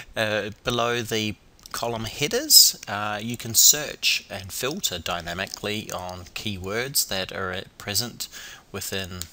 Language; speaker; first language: English; native; English